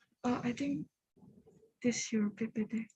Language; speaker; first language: English; non-native, learner; Indonesian